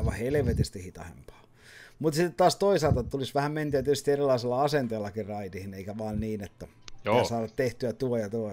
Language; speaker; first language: Finnish; native; Finnish